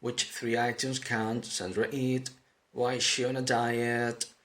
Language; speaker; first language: English; non-native, fluent; Spanish